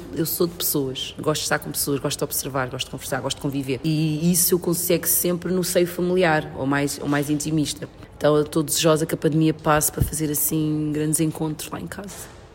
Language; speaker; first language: Portuguese; native; Portuguese